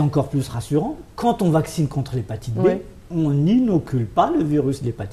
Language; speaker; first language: French; non-native, local second language; Arabic